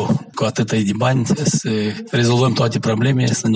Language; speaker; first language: Romanian; non-native, local second language; Gagauz